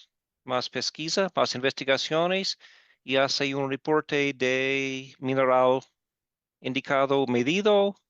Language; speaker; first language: Spanish; non-native, fluent; English